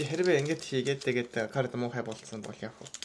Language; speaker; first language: Mongolian; non-native, learner; Japanese